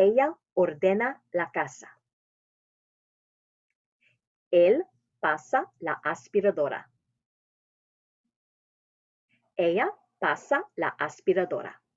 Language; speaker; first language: Spanish; non-native, fluent; English